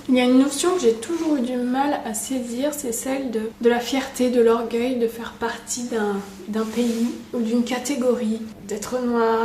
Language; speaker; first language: French; native; French